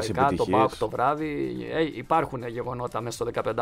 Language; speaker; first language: Greek; native; Greek